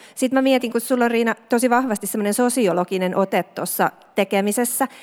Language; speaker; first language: Finnish; native; Finnish